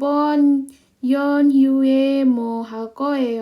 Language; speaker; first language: Korean; non-native, fluent; Indonesian